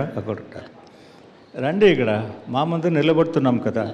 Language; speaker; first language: Telugu; non-native, learner; Tamil